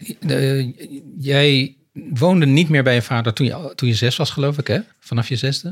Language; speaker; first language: Dutch; native; Dutch